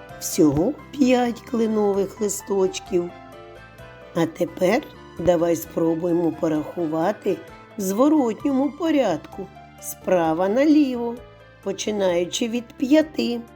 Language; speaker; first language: Ukrainian; native; Ukrainian